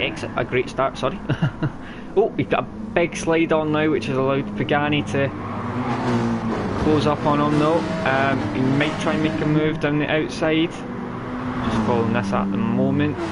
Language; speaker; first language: English; native; English